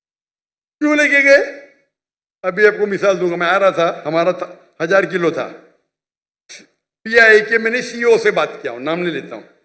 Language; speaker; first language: Hindi; non-native, local second language; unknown